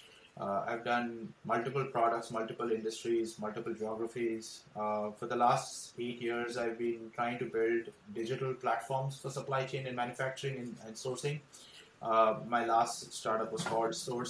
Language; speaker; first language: English; non-native, local second language; Hindi